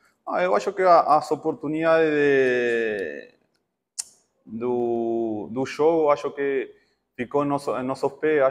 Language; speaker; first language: Portuguese; non-native, fluent; Spanish